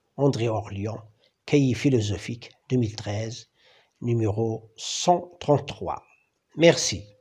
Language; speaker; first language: French; non-native, local second language; Arabic